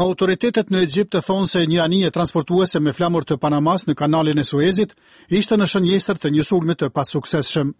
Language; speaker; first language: Albanian; native; Albanian